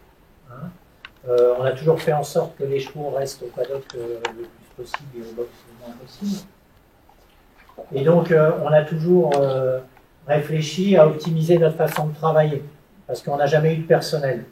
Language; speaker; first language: French; native; French